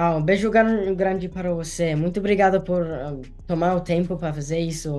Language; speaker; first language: Portuguese; early bilingual, heritage; English